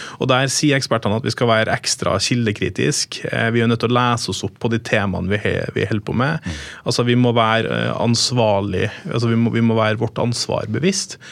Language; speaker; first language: Norwegian; native; Norwegian